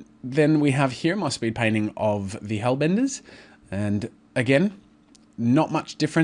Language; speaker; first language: English; native; English